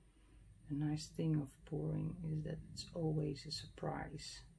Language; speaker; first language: English; non-native, fluent; Dutch